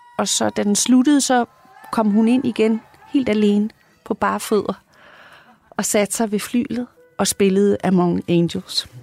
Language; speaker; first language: Danish; native; Danish